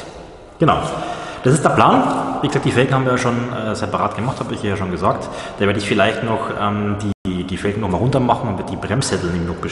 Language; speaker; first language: German; native; German